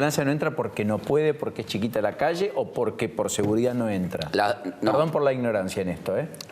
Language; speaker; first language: Spanish; native; Spanish